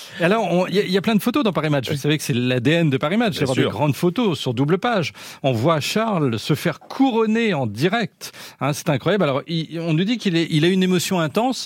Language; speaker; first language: French; native; French